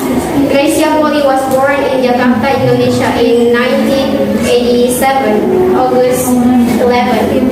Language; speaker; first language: English; non-native, learner; Indonesian